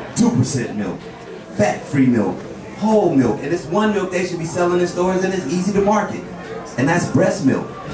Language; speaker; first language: English; native; English